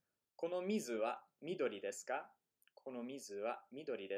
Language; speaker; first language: Japanese; non-native, fluent; English